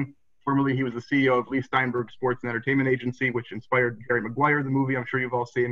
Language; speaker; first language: English; native; English